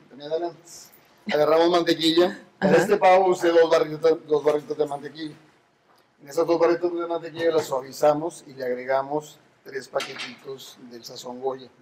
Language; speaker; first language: Spanish; native; Spanish